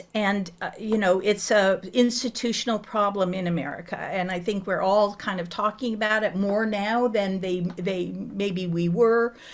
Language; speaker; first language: English; native; English